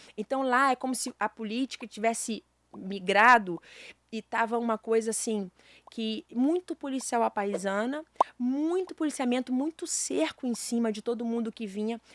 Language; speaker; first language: Portuguese; native; Portuguese